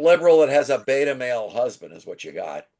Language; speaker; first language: English; native; English